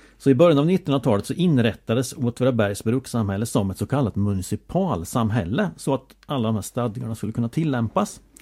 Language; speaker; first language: Swedish; native; Swedish